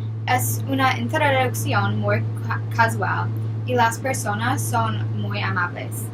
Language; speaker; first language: Spanish; non-native, learner; English